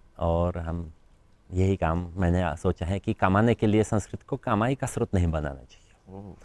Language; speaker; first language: Hindi; non-native, fluent; Polish